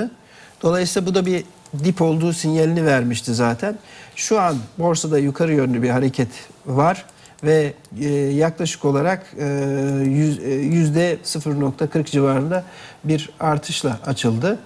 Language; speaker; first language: Turkish; native; Turkish